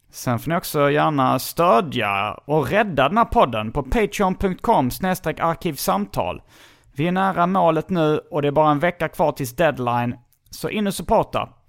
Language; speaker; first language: Swedish; native; Swedish